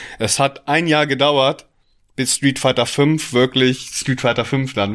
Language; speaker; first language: German; native; German